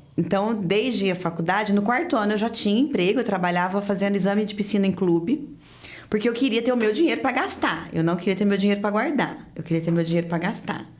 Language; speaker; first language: Portuguese; native; Portuguese